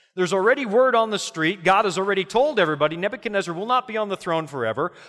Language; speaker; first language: English; native; English